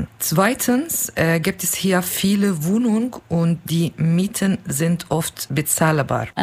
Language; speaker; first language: German; non-native, learner; Kurdish